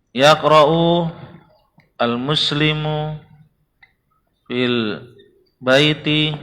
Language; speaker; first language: Arabic; non-native, fluent; Indonesian